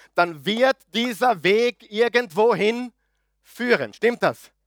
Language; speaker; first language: German; native; German